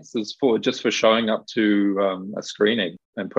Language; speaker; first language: English; native; English